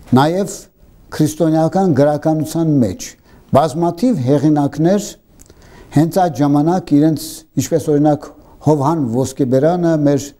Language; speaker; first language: Armenian; native; Armenian